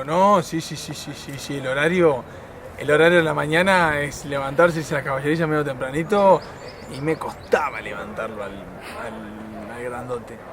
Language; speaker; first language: Spanish; native; Spanish